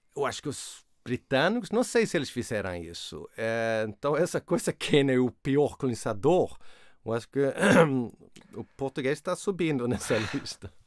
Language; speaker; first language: Portuguese; non-native, fluent; Swedish